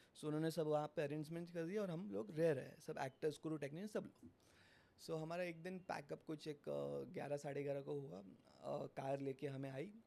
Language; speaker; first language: Hindi; non-native, local second language; Marathi